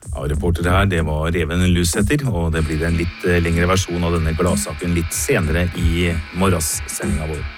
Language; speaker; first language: Norwegian; native; Norwegian